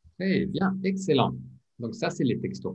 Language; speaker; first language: French; non-native, learner; English